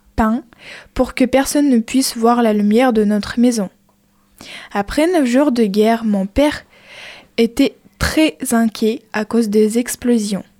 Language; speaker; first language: French; non-native, fluent; Ukrainian